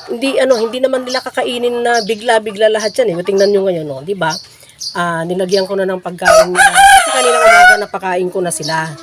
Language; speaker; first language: Filipino; non-native, local second language; Iloko